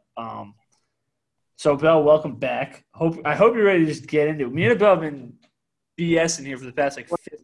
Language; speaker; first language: English; native; English